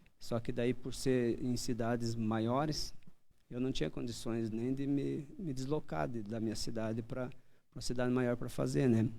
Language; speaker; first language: Portuguese; native; Portuguese